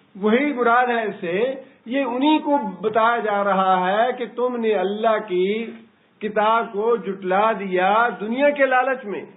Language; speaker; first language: Urdu; non-native, local second language; Punjabi